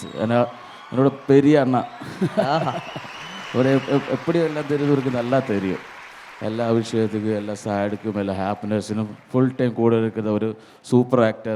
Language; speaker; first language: Tamil; non-native, learner; Malayalam